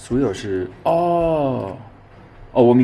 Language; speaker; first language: Chinese; non-native, fluent; English